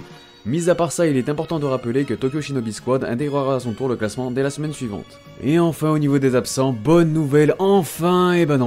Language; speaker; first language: French; native; French